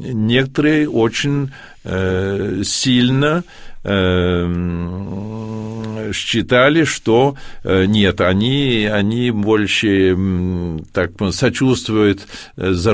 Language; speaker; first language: Russian; early bilingual, heritage; Russian